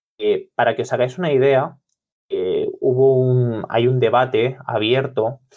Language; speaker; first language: Spanish; non-native, local second language; Catalan